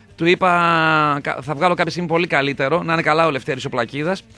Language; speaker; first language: Greek; native; Greek